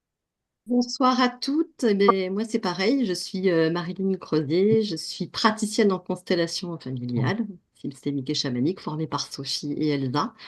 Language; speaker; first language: French; native; French